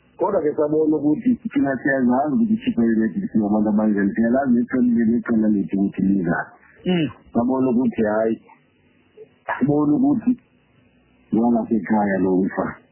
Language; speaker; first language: Zulu; non-native, local second language; Xhosa